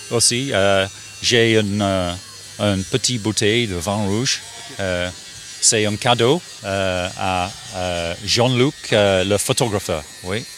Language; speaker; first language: French; non-native, learner; English